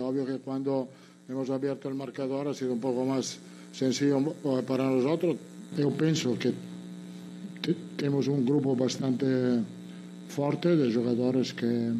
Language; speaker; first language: Spanish; non-native, fluent; Italian